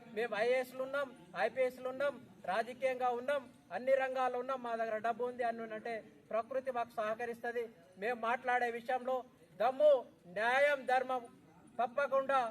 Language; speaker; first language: Telugu; non-native, local second language; Gondi